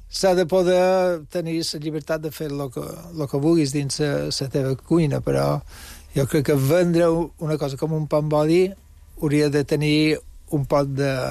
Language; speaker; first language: Catalan; non-native, local second language; English